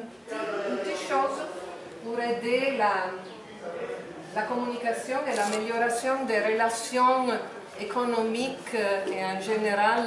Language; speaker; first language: French; non-native, fluent; Italian